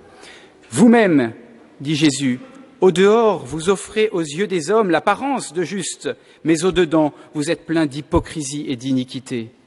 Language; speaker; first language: French; native; French